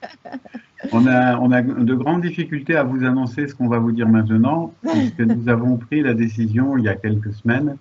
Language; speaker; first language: French; native; French